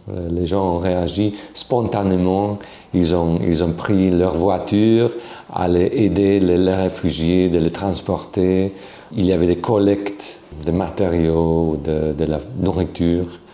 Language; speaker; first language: French; non-native, fluent; Slovak